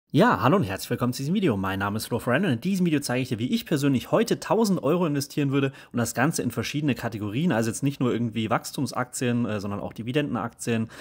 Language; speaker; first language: German; native; German